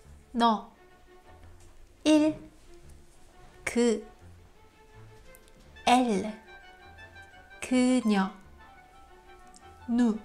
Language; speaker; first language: French; non-native, fluent; Korean